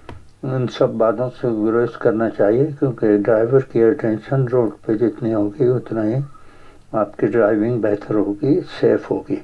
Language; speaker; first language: Urdu; native; Urdu